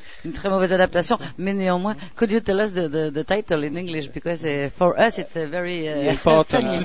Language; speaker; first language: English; non-native, learner; French